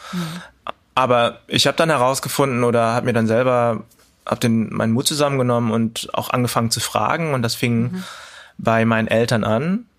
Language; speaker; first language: German; early bilingual, other home language; Cantonese